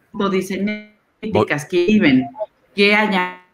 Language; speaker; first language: Spanish; native; Spanish